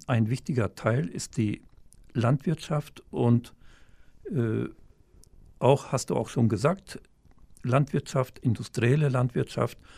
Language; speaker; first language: German; native; German